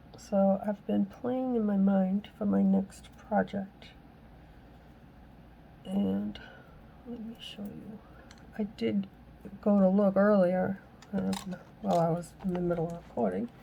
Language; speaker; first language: English; native; English